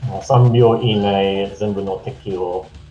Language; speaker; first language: Japanese; non-native, fluent; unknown